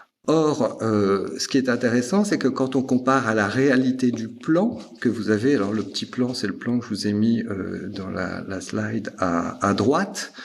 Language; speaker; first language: French; native; French